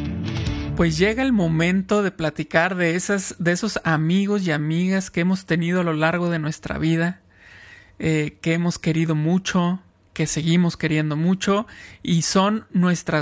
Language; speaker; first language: Spanish; native; Spanish